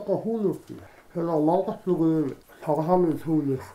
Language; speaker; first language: Mongolian; non-native, learner; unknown